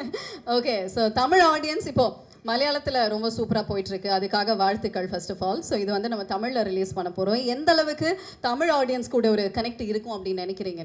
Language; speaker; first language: Tamil; native; Tamil